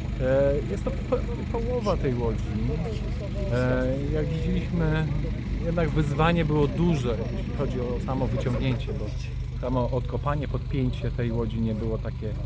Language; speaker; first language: Polish; native; Polish